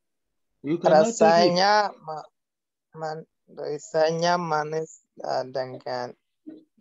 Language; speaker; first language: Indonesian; non-native, learner; Somali